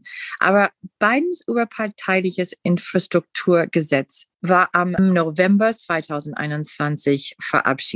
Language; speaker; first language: German; non-native, learner; English